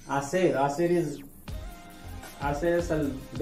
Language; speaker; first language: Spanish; non-native, learner; Hindi